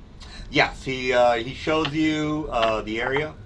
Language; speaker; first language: English; native; English